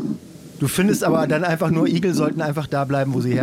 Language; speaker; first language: German; native; German